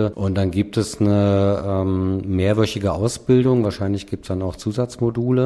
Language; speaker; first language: German; native; German